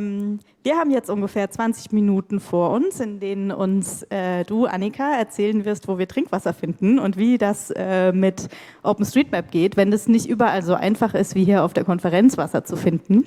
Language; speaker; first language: German; native; German